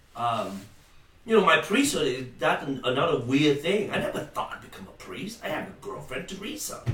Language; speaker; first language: English; non-native, fluent; Vietnamese